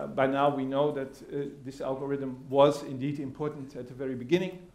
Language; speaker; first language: English; non-native, fluent; Dutch